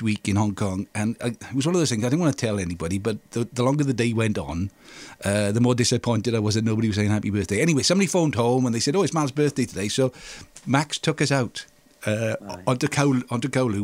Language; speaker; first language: English; native; English